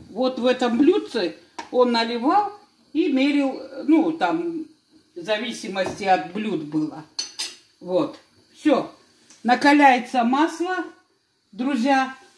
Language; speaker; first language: Russian; non-native, local second language; Georgian